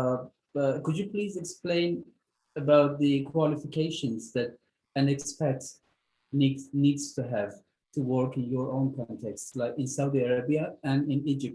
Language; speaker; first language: English; non-native, fluent; Turkish